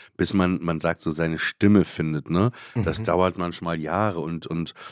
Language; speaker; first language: German; native; German